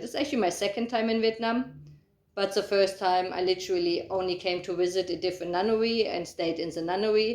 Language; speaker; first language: English; non-native, fluent; German